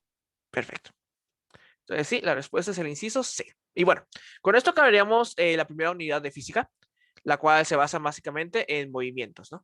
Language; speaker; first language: Spanish; native; Spanish